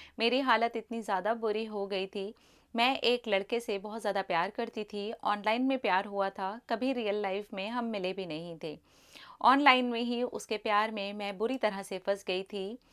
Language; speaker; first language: Hindi; native; Hindi